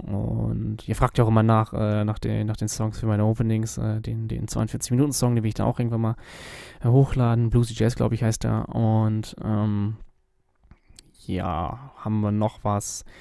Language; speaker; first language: German; native; German